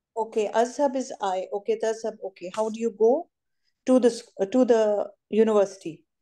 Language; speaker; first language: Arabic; non-native, learner; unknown